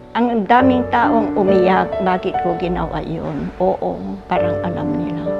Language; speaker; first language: Filipino; non-native, local second language; Pangasinan